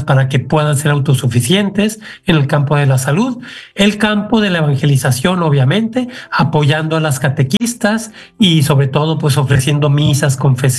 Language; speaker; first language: Spanish; native; Spanish